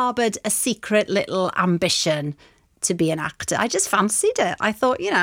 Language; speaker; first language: English; non-native, local second language; Welsh